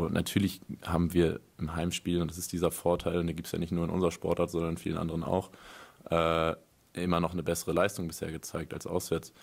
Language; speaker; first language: German; native; German